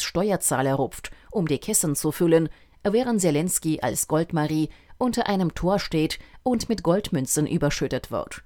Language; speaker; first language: German; native; German